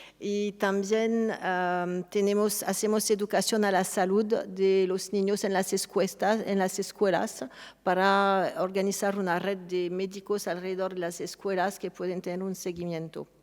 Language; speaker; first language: Spanish; non-native, fluent; French